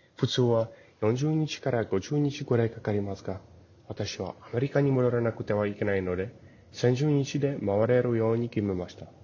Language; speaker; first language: Japanese; non-native, learner; English